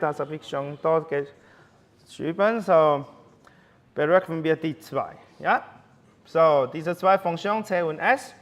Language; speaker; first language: German; non-native, learner; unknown